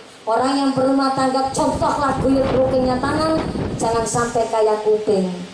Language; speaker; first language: Indonesian; non-native, local second language; Javanese